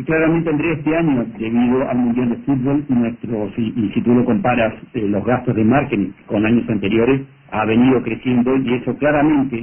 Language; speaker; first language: Spanish; native; Spanish